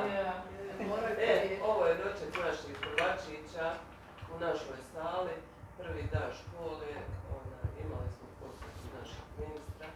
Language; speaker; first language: Bosnian; native; Bosnian